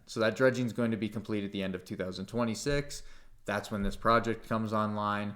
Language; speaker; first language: English; native; English